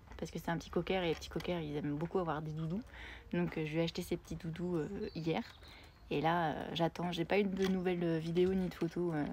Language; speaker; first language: French; native; French